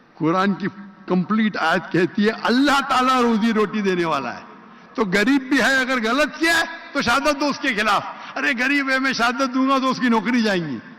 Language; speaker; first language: Urdu; non-native, local second language; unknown